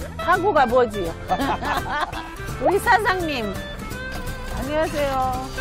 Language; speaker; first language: Korean; non-native, learner; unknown